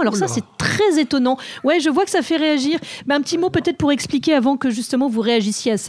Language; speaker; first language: French; native; French